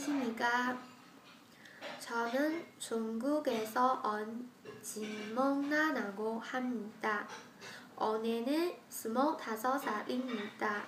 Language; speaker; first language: Korean; non-native, learner; Chinese